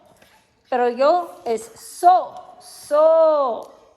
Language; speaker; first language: Spanish; non-native, learner; English